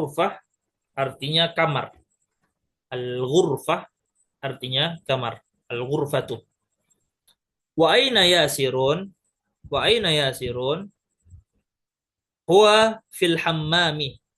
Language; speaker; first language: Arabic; non-native, fluent; Indonesian